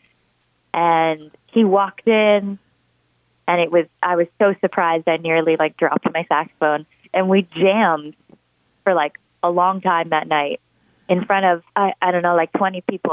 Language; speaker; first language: English; native; English